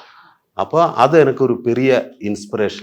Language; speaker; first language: Tamil; non-native, learner; Malayalam